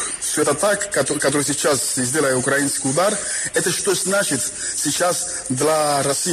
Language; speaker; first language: Russian; non-native, fluent; Spanish